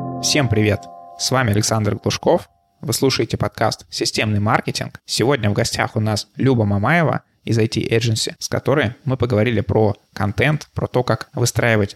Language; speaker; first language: Russian; native; Russian